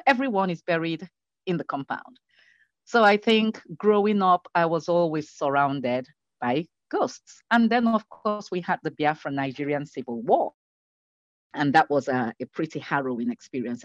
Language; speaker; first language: English; non-native, local second language; Igbo